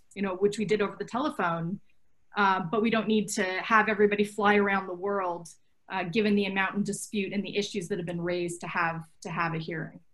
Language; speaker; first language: English; native; English